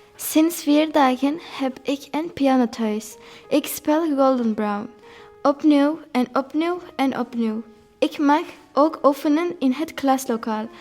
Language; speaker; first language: Dutch; non-native, learner; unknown